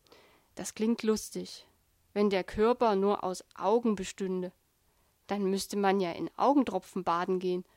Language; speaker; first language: German; native; German